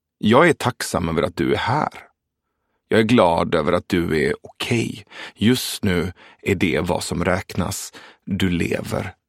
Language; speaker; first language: Swedish; early bilingual, other home language; Persian